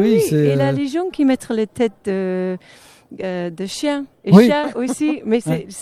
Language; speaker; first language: French; non-native, fluent; English